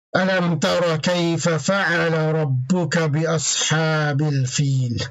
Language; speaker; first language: Arabic; non-native, fluent; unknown